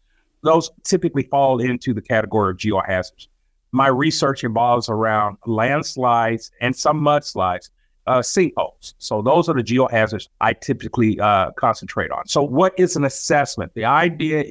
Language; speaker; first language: English; native; English